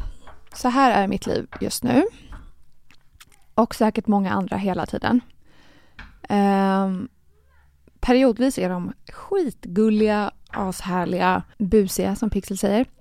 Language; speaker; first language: Swedish; native; Swedish